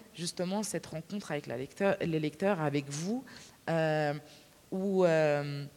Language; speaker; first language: French; native; French